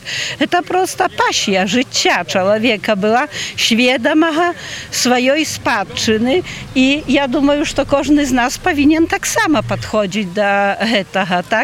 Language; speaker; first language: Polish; non-native, local second language; Belarusian